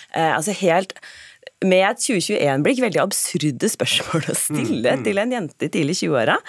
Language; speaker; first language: Norwegian; native; Norwegian